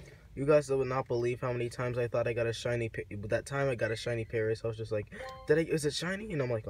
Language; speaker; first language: English; native; English